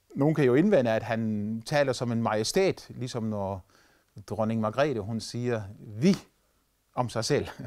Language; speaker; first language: Danish; native; Danish